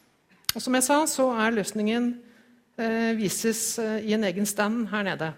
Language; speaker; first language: Norwegian; native; Norwegian